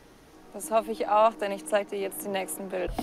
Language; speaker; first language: German; native; German